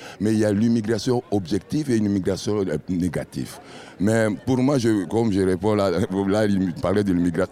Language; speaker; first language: French; non-native, local second language; Lingala